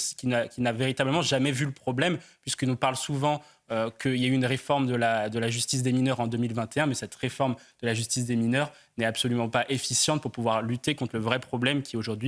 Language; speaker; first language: French; native; French